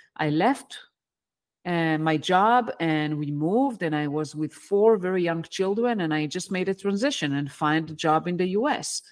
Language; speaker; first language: English; non-native, fluent; Hebrew